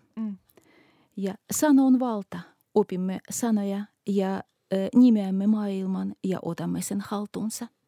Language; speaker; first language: Finnish; non-native, fluent; Russian